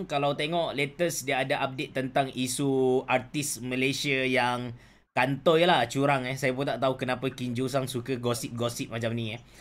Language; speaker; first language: Malay; native; Malay